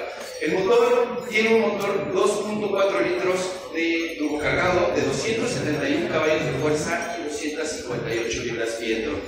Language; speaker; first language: Spanish; native; Spanish